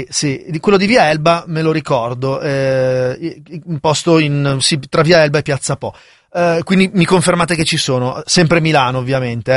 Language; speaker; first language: Italian; native; Italian